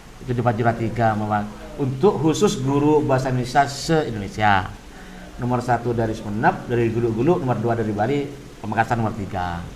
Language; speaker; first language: Indonesian; non-native, local second language; Madurese